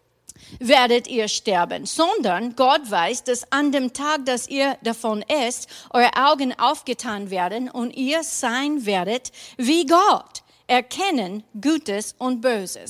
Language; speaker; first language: German; non-native, fluent; English